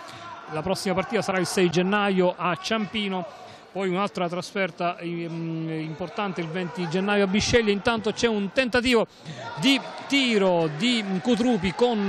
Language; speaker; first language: Italian; native; Italian